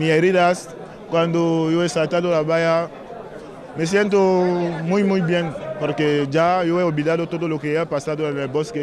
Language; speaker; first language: Spanish; non-native, learner; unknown